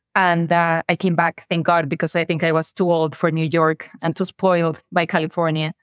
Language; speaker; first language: English; non-native, fluent; Spanish